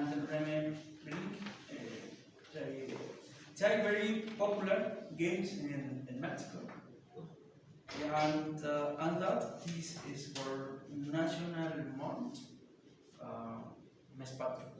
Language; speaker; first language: English; non-native, learner; Spanish